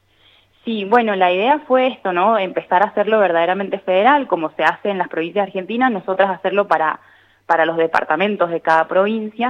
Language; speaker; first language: Spanish; native; Spanish